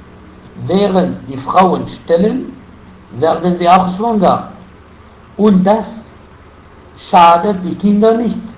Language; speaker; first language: German; non-native, fluent; Arabic